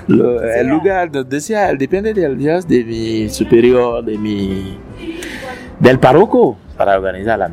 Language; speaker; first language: Spanish; non-native, learner; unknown